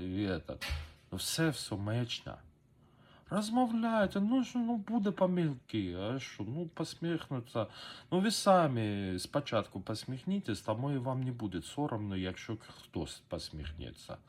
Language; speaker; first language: Ukrainian; non-native, learner; Persian